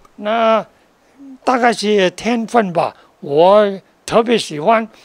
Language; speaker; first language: Chinese; non-native, local second language; Cantonese